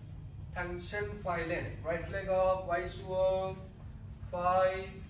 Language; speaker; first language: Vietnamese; non-native, learner; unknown